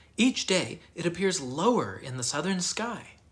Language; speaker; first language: English; native; English